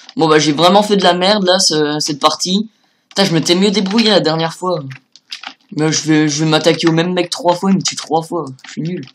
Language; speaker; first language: French; native; French